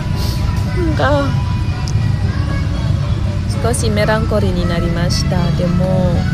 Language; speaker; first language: Japanese; non-native, learner; Indonesian